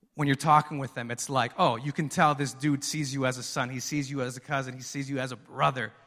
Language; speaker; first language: English; early bilingual, other home language; Spanish